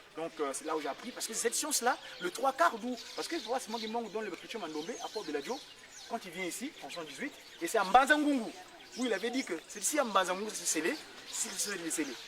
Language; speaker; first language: French; non-native, local second language; Kongo